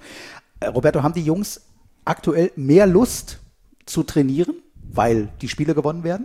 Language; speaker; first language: German; native; German